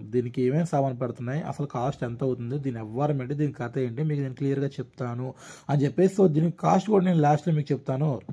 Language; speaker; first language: Telugu; non-native, local second language; Urdu